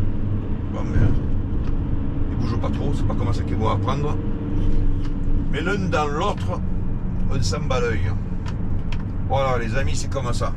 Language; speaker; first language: French; native; French